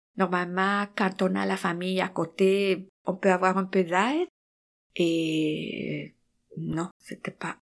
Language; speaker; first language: French; non-native, fluent; Spanish